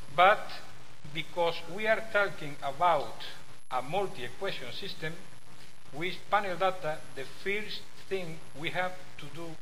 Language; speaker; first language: English; non-native, learner; Spanish